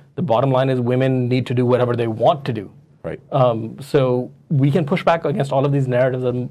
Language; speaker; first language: English; non-native, local second language; Urdu